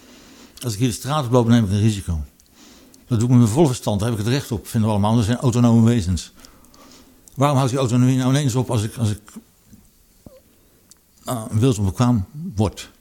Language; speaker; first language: Dutch; native; Dutch